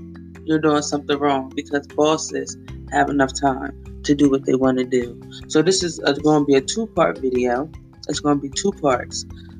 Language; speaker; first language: English; native; English